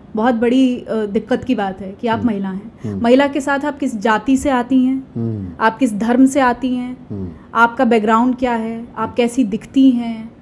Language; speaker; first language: Hindi; native; Hindi